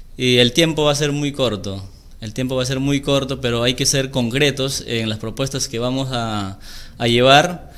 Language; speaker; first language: Spanish; native; Spanish